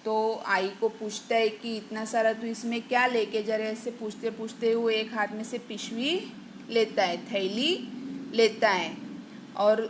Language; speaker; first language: Hindi; non-native, local second language; Marathi